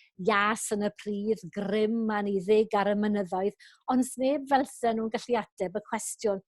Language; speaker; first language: Welsh; native; Welsh